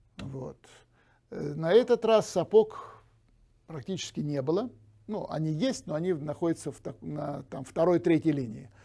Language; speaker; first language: Russian; native; Russian